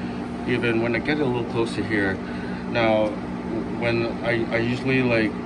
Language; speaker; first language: English; native; English